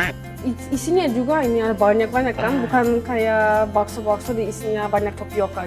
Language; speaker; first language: Indonesian; non-native, fluent; Turkish